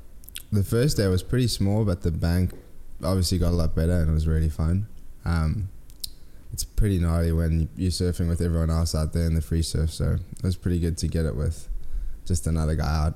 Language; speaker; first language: English; native; English